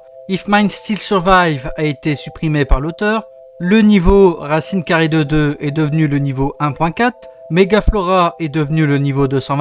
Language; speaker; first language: French; native; French